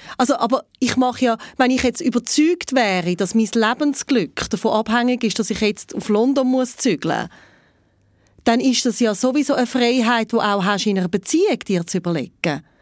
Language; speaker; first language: German; native; German